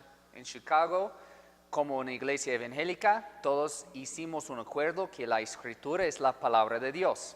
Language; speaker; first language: Spanish; non-native, fluent; English